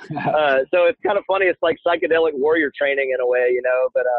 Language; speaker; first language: English; native; English